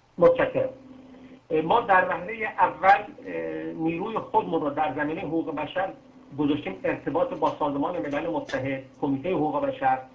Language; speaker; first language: Persian; non-native, local second language; Arabic